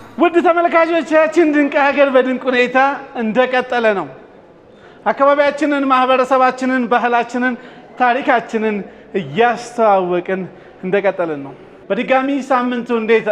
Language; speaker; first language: Amharic; native; Amharic